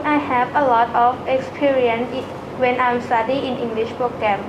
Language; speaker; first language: English; non-native, learner; Thai